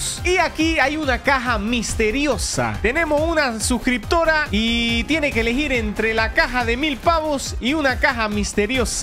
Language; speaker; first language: Spanish; native; Spanish